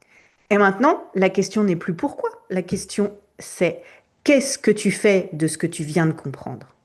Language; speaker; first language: French; native; French